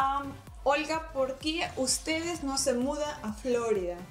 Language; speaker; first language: Spanish; non-native, learner; Russian